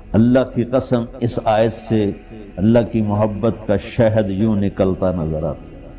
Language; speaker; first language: Urdu; non-native, local second language; Punjabi